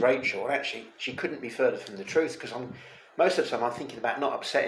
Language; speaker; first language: English; native; English